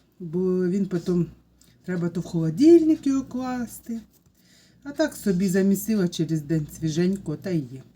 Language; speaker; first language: Ukrainian; non-native, local second language; Russian